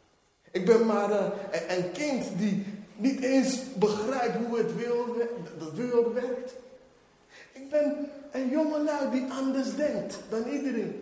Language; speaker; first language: Dutch; non-native, fluent; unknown